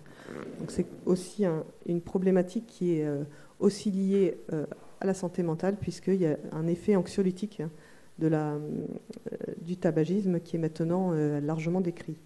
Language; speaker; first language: French; native; French